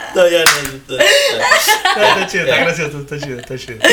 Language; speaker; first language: Spanish; native; Spanish